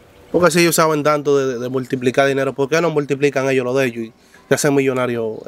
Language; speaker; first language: Spanish; native; Spanish